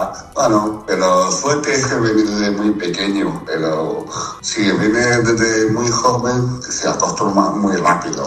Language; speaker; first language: Spanish; non-native, fluent; Chinese